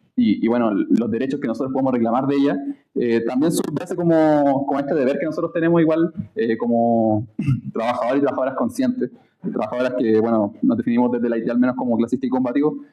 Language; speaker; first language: Spanish; native; Spanish